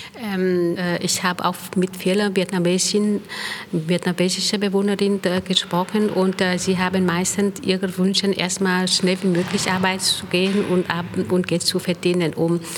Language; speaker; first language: German; non-native, fluent; Vietnamese